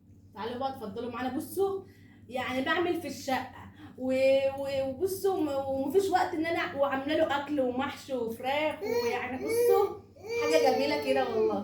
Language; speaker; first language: Arabic; native; Arabic